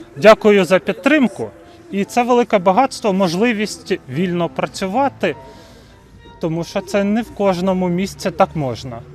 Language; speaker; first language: Ukrainian; native; Ukrainian